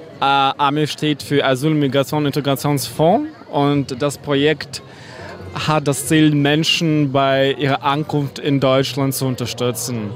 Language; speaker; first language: German; non-native, fluent; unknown